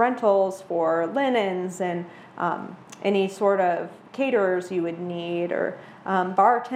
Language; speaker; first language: English; native; English